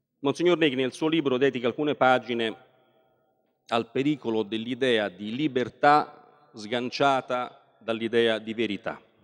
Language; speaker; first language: Italian; native; Italian